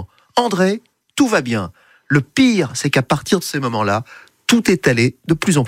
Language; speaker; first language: French; native; French